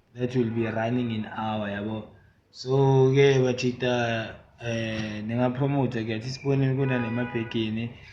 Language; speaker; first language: Zulu; native; Zulu